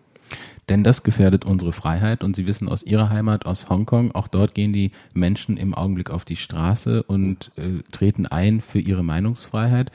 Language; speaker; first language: German; native; German